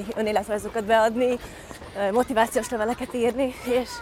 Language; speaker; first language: Hungarian; native; Hungarian